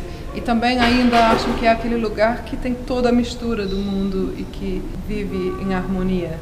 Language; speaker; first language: Portuguese; early bilingual, heritage; Portuguese